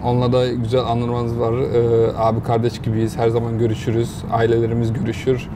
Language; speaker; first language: Turkish; early bilingual, heritage; Turkish